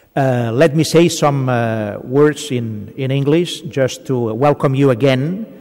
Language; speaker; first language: English; non-native, fluent; Catalan